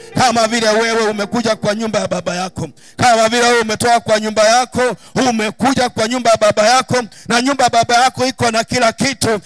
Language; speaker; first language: Swahili; non-native, local second language; Luyia